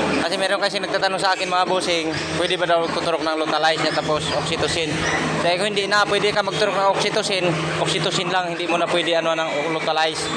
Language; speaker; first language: Filipino; non-native, local second language; Cebuano